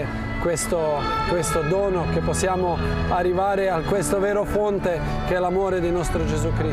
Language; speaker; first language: Italian; non-native, fluent; Croatian